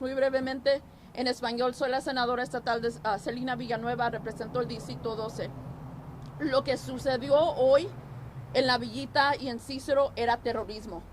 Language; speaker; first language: Spanish; early bilingual, heritage; Spanish